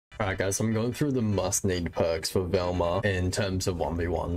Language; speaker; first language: English; native; English